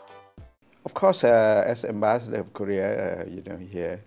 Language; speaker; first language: English; non-native, fluent; Thai